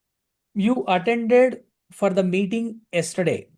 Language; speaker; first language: English; non-native, local second language; Telugu